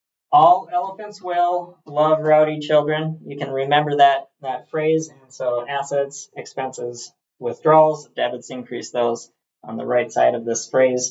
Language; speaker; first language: English; native; English